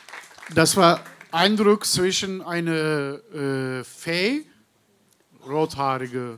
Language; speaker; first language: German; non-native, learner; Turkish